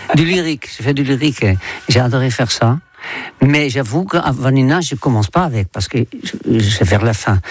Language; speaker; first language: French; non-native, fluent; Dutch